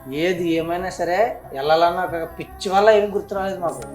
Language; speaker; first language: Telugu; native; Telugu